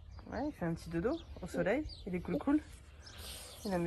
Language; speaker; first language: French; native; French